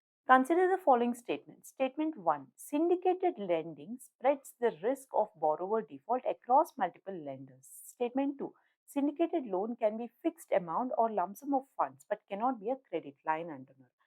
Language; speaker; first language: English; non-native, local second language; Telugu